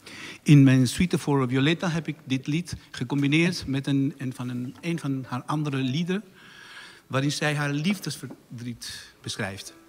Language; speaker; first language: Dutch; non-native, fluent; Spanish